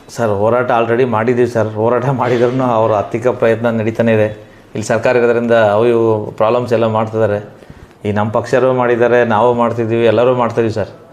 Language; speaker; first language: Kannada; native; Kannada